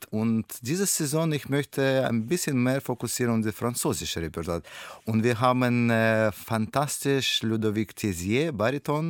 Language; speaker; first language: German; non-native, fluent; Russian